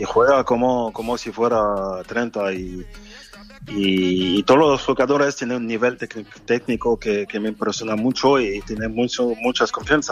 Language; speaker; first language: Spanish; non-native, fluent; French